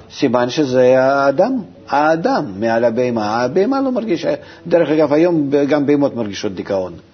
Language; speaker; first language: Hebrew; non-native, fluent; Russian